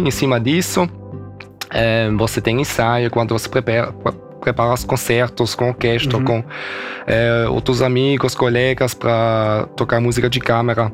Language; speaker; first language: Portuguese; early bilingual, heritage; Portuguese